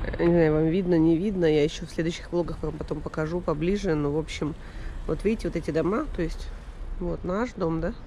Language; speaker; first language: Russian; native; Russian